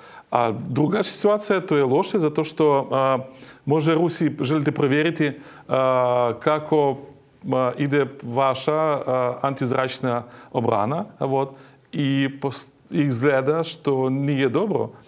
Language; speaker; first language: Croatian; non-native, learner; Ukrainian